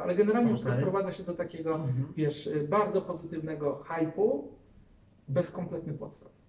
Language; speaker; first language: Polish; native; Polish